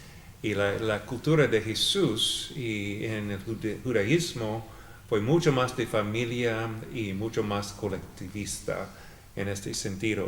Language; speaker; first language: Spanish; non-native, fluent; English